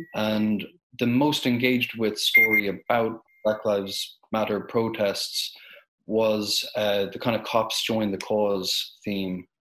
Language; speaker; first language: English; native; English